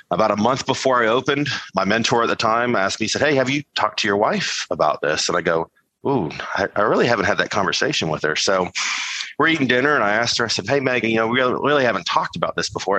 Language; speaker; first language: English; native; English